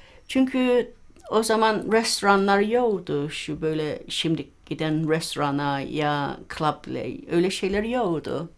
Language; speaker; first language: Turkish; early bilingual, heritage; Turkish